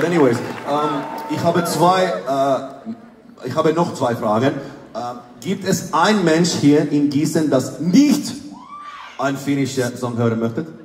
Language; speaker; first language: German; non-native, fluent; Finnish